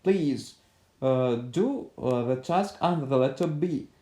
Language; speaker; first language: English; non-native, fluent; Russian